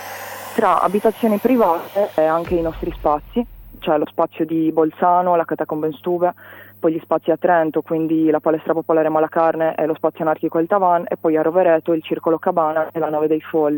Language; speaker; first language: Italian; native; Italian